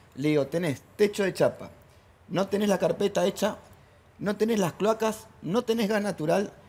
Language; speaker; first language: Spanish; native; Spanish